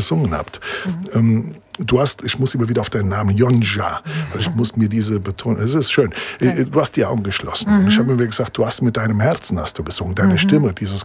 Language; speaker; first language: German; early bilingual, other home language; Italian